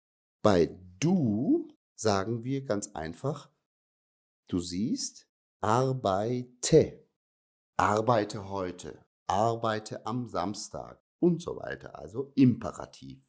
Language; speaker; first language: German; native; German